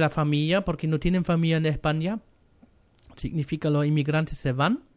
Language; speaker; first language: Spanish; non-native, learner; German